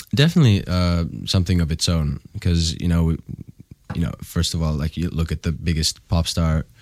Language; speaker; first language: English; non-native, fluent; Finnish